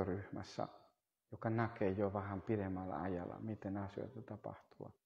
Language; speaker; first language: Finnish; non-native, fluent; Spanish